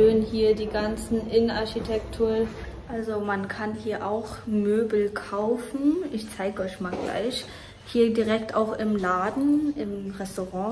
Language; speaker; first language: German; early bilingual, other home language; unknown